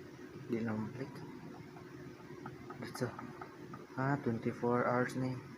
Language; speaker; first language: Filipino; non-native, local second language; Cebuano